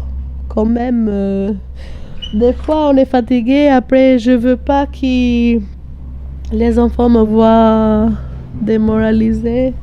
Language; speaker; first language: French; non-native, learner; Albanian